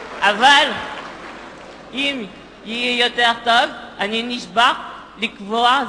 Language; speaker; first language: Hebrew; non-native, learner; French